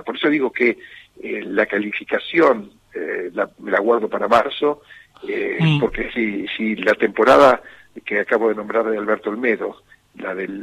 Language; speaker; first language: Spanish; native; Spanish